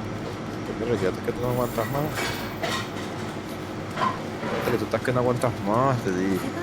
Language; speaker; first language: Spanish; native; Spanish